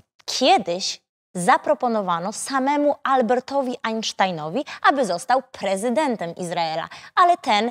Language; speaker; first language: Polish; native; Polish